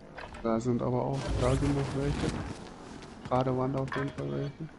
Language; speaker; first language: German; native; German